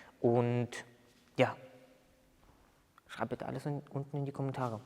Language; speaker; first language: German; native; German